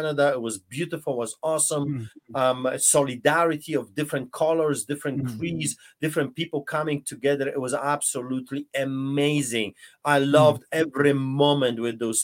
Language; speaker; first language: English; non-native, fluent; Polish